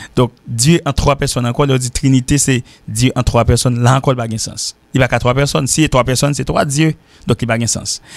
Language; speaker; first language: French; native; French